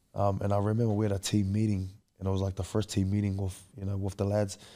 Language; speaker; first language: English; native; English